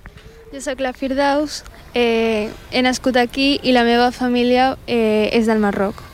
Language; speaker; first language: Catalan; early bilingual, other home language; Arabic